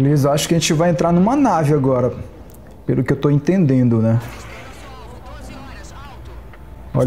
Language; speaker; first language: Portuguese; native; Portuguese